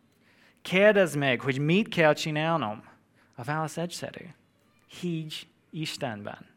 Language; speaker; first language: Hungarian; non-native, fluent; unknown